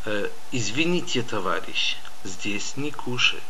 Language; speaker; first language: Russian; non-native, fluent; English